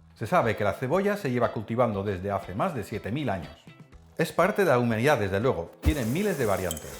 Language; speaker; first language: Spanish; non-native, fluent; Dutch